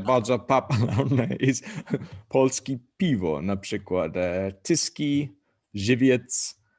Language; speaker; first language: Polish; non-native, learner; English